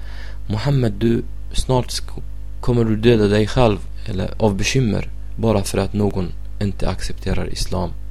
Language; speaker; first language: Swedish; non-native, fluent; Arabic